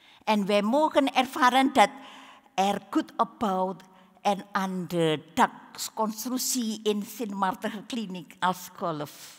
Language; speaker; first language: Dutch; non-native, learner; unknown